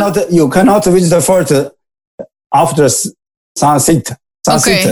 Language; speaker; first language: English; non-native, learner; Japanese